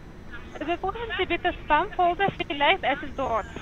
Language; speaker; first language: German; non-native, learner; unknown